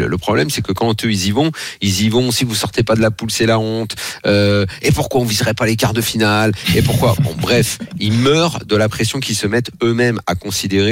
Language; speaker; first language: French; native; French